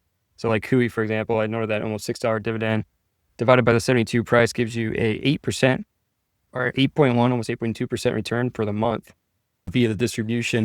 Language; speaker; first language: English; native; English